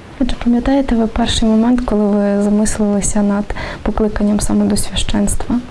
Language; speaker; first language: Ukrainian; native; Ukrainian